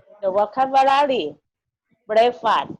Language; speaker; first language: English; non-native, learner; Thai